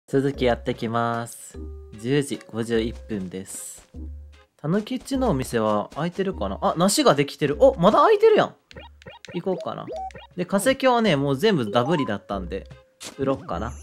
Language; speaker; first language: Japanese; native; Japanese